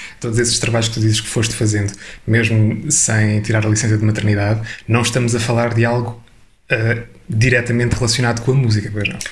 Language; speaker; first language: Portuguese; native; Portuguese